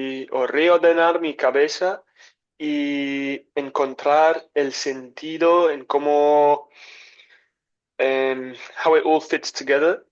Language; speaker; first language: Spanish; non-native, learner; English